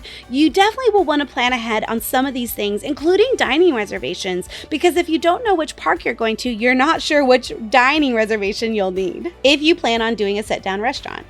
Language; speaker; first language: English; native; English